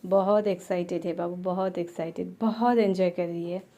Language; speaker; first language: Hindi; non-native, local second language; Bangla